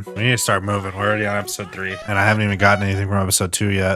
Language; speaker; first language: English; native; English